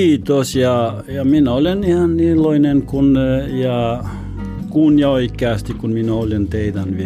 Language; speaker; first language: Finnish; non-native, learner; Albanian